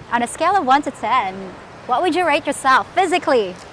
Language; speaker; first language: English; native; English